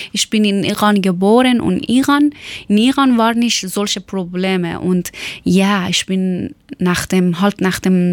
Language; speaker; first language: German; non-native, learner; Persian